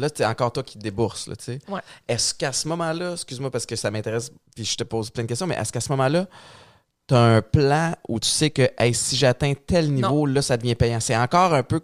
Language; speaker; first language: French; native; French